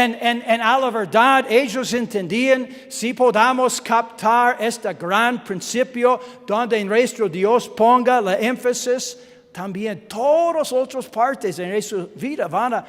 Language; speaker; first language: Spanish; non-native, learner; English